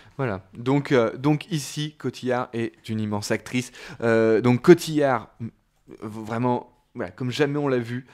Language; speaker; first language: French; native; French